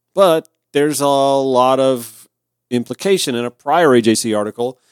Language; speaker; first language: English; native; English